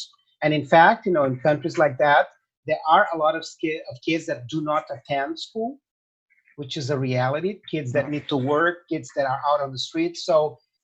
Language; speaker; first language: English; non-native, fluent; Portuguese